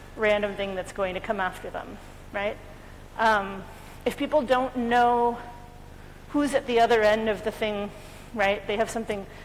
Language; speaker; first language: English; native; English